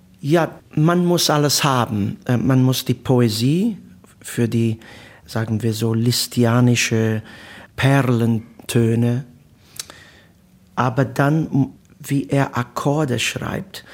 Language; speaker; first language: German; non-native, learner; Italian